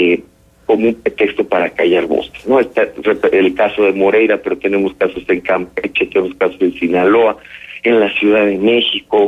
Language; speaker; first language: Spanish; native; Spanish